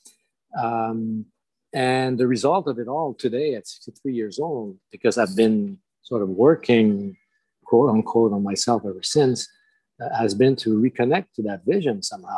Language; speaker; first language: English; non-native, fluent; French